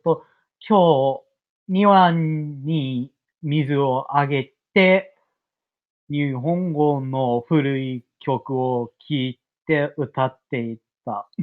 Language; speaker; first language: Japanese; non-native, learner; English